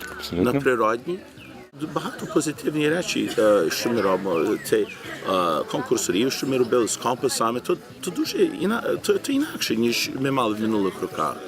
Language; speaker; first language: Ukrainian; early bilingual, heritage; Ukrainian